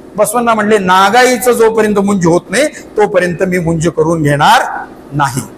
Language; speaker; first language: Marathi; non-native, local second language; Kannada